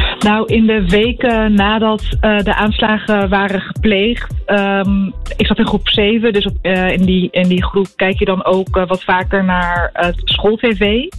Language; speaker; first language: Dutch; early bilingual, other home language; Arabic